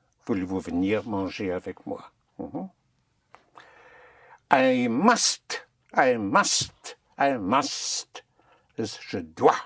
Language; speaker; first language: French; non-native, fluent; English